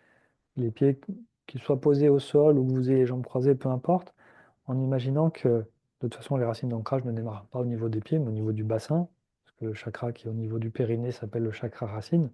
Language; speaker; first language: French; native; French